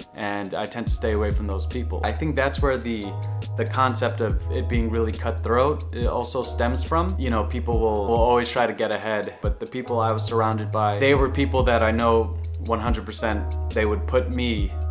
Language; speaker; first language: English; native; English